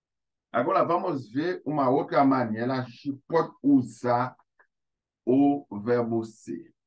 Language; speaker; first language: Portuguese; non-native, fluent; Haitian Creole